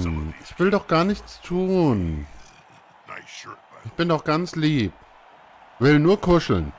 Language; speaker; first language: German; native; German